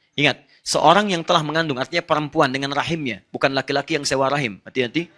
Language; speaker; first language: Indonesian; non-native, fluent; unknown